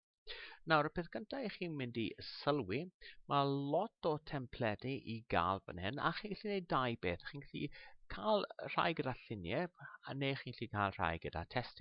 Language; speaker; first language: Welsh; non-native, local second language; English